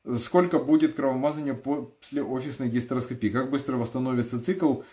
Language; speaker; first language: Ukrainian; non-native, local second language; Russian